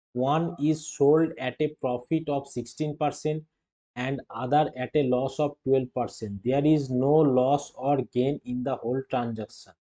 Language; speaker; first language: English; non-native, local second language; Bangla